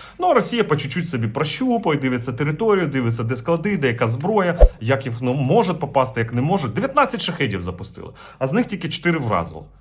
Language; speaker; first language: Ukrainian; native; Ukrainian